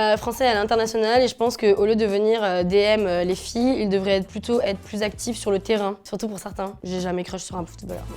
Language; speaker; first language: French; native; French